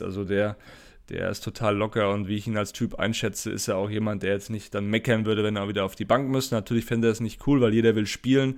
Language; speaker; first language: German; native; German